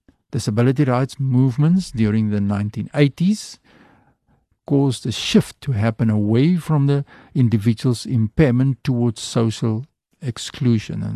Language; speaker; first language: English; non-native, local second language; Afrikaans